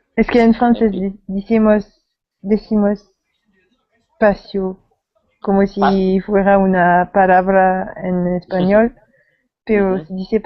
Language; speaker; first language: Spanish; non-native, learner; French